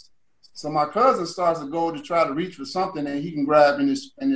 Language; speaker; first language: English; native; English